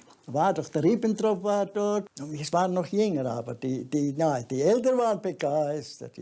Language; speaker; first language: German; early bilingual, heritage; German